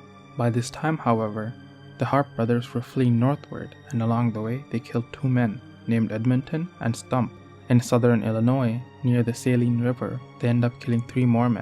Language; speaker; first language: English; native; English